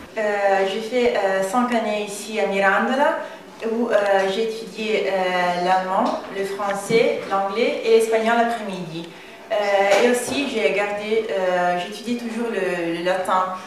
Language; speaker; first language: French; non-native, fluent; Italian